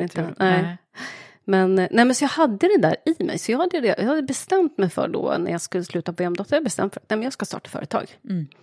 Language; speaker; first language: Swedish; native; Swedish